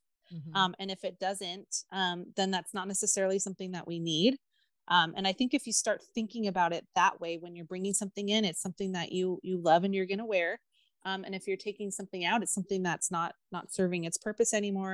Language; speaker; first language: English; native; English